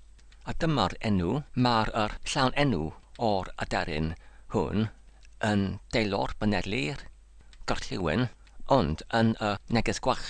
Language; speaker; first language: Welsh; non-native, learner; English